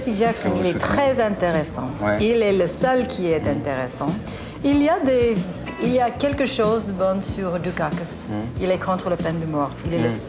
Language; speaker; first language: French; non-native, learner; English